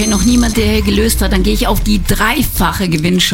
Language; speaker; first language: German; native; German